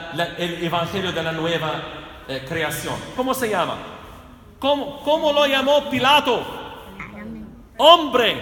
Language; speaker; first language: Spanish; non-native, fluent; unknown